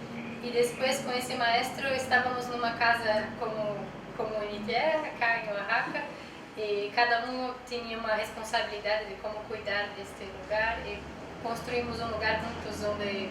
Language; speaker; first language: Spanish; non-native, learner; Portuguese